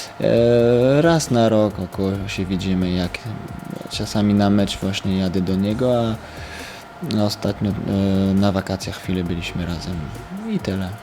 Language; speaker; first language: Polish; early bilingual, heritage; French